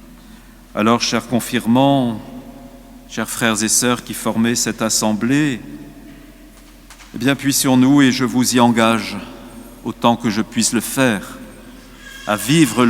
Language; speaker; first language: French; native; French